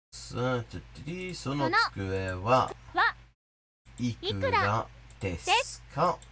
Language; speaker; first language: Japanese; non-native, fluent; English